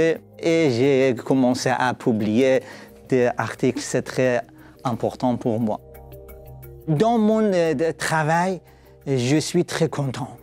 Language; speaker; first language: French; non-native, learner; Persian